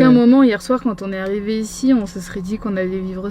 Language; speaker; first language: French; native; French